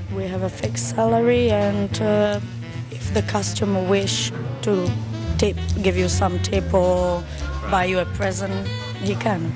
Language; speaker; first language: English; non-native, fluent; Czech